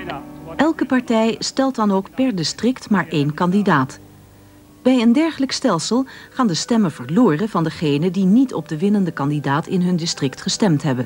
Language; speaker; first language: Dutch; native; Dutch